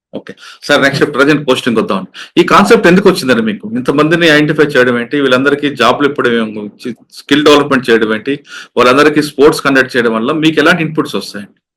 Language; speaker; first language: Telugu; native; Telugu